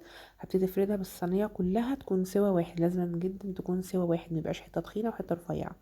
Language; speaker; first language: Arabic; native; Arabic